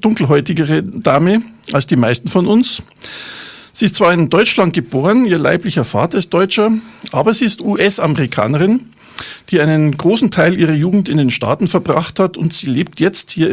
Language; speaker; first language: German; native; German